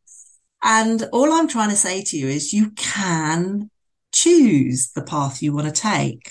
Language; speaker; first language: English; native; English